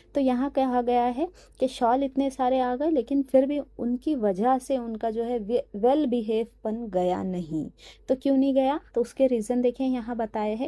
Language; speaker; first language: Hindi; non-native, local second language; Marathi